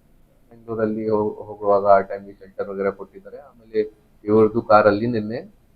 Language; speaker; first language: Kannada; non-native, fluent; Hindi